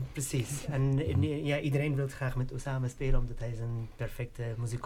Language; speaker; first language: Dutch; non-native, fluent; Arabic